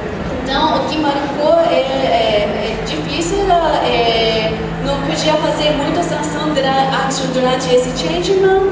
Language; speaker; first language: Portuguese; non-native, fluent; Japanese